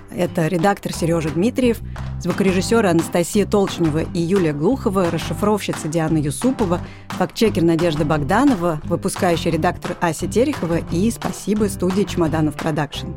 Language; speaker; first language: Russian; native; Russian